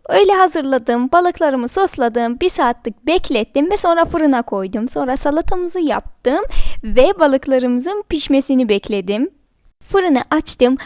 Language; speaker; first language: Turkish; non-native, fluent; Persian